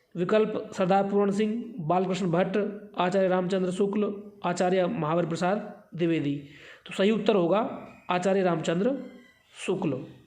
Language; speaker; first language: Hindi; native; Hindi